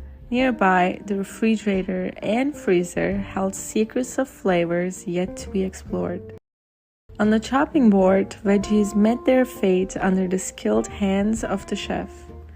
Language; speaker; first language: English; non-native, fluent; Turkish